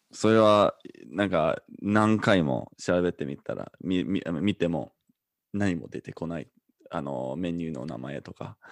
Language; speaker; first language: Japanese; non-native, fluent; English